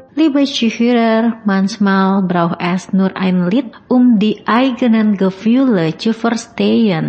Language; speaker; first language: German; non-native, fluent; Indonesian